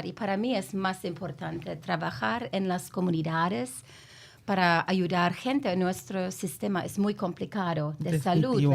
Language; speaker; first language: Spanish; non-native, learner; English